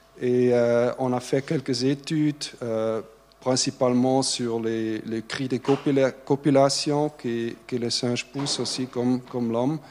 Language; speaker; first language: French; non-native, fluent; German